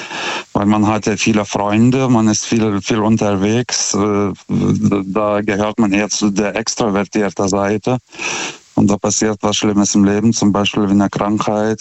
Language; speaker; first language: German; non-native, fluent; Lithuanian